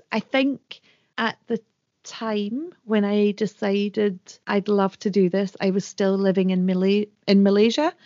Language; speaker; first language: English; native; English